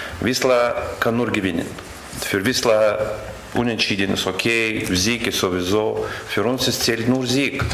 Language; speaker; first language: German; non-native, learner; Lithuanian